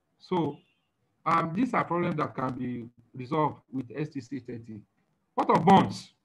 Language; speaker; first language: English; non-native, local second language; Yoruba